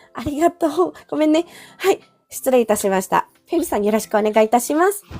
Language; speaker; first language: Japanese; non-native, fluent; Filipino